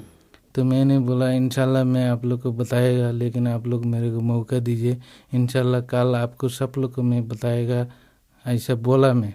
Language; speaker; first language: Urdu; non-native, learner; Nepali